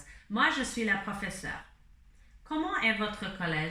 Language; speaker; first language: French; non-native, fluent; English